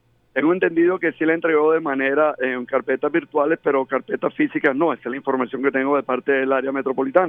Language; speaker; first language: Spanish; native; Spanish